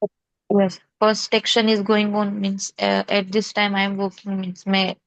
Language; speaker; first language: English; non-native, learner; Hindi